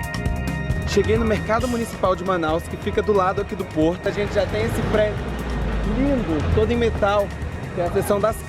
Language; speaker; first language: Portuguese; native; Portuguese